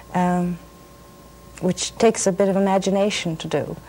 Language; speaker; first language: English; native; English